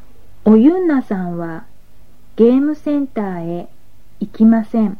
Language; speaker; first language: Japanese; non-native, learner; Mongolian